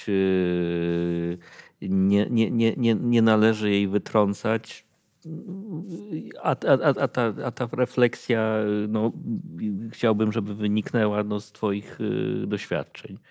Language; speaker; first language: Polish; native; Polish